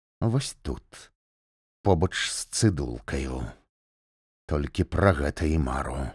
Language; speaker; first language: Belarusian; native; Belarusian